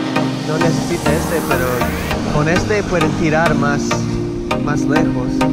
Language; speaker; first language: Spanish; non-native, learner; English